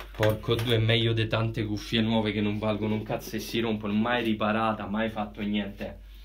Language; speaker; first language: Italian; native; Italian